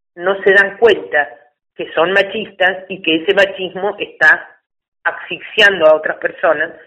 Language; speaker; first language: Spanish; native; Spanish